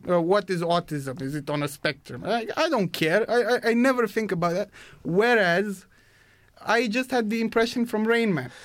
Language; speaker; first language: English; non-native, fluent; Romanian